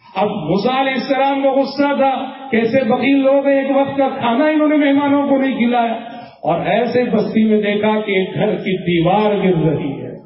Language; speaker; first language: Urdu; native; Urdu